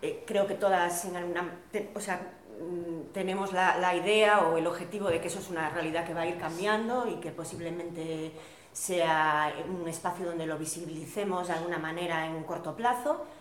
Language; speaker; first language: Spanish; non-native, local second language; Galician